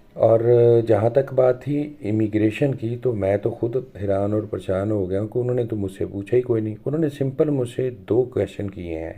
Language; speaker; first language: Urdu; non-native, local second language; Punjabi